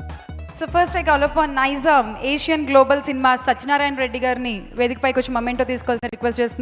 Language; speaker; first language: Telugu; native; Telugu